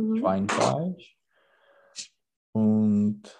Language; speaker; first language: German; non-native, learner; Czech